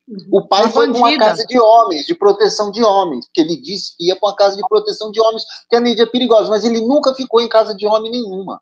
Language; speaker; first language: Portuguese; native; Portuguese